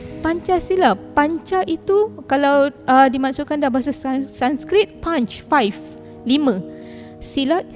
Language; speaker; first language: Malay; native; Malay